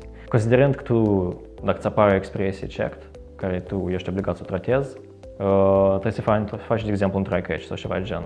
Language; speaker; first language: Romanian; native; Romanian